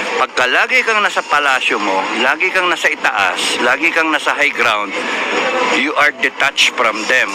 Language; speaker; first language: Filipino; native; Filipino